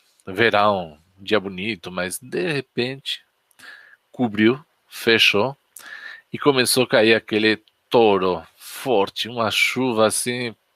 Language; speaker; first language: Portuguese; non-native, fluent; Spanish